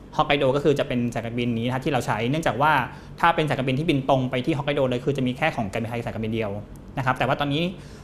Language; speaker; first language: Thai; native; Thai